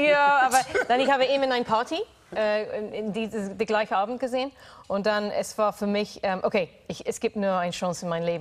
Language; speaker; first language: German; non-native, fluent; English